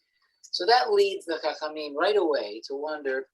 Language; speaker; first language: English; native; English